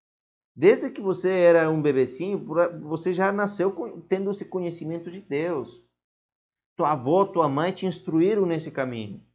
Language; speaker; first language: Portuguese; non-native, fluent; Spanish